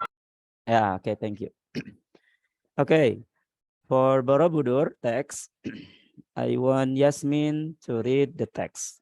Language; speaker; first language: English; non-native, learner; Indonesian